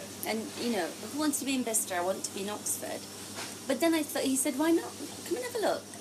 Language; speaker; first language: English; non-native, local second language; Gujarati